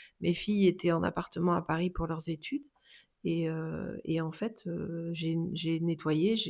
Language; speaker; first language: French; native; French